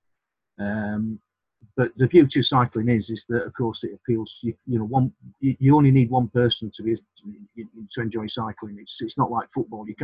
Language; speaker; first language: English; native; English